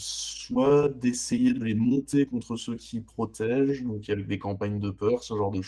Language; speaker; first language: French; native; French